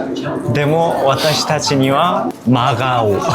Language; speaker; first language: Japanese; non-native, fluent; Korean